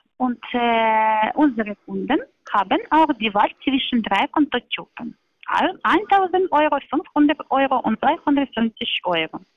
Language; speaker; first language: German; non-native, learner; Polish